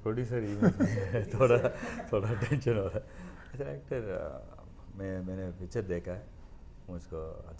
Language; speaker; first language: Hindi; non-native, local second language; Tamil